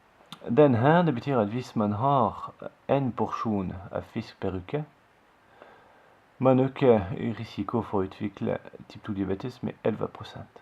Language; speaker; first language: Norwegian; non-native, fluent; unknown